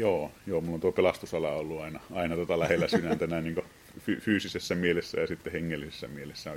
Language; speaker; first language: Finnish; native; Finnish